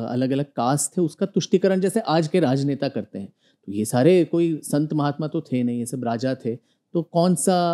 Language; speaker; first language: Hindi; non-native, local second language; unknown